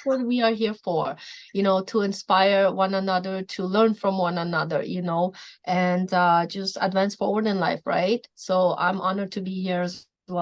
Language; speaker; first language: English; non-native, fluent; Polish